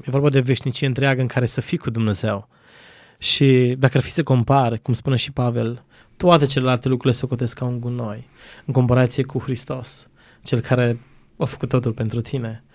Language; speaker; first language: Romanian; non-native, local second language; Croatian